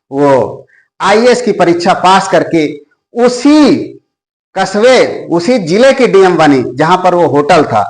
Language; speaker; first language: Hindi; native; Hindi